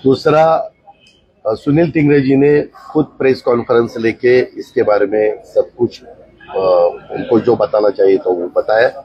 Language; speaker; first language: Hindi; non-native, local second language; Marathi